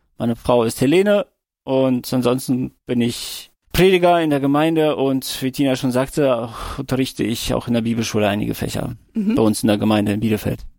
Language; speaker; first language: German; early bilingual, other home language; Russian